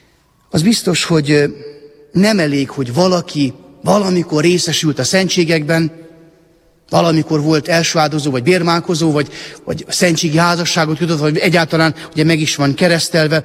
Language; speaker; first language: Hungarian; native; Hungarian